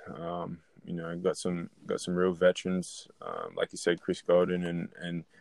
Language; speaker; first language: English; native; English